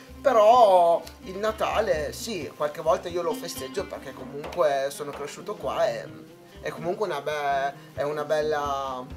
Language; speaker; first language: Italian; non-native, fluent; Persian